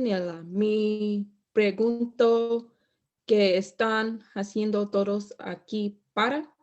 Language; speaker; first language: Spanish; non-native, learner; English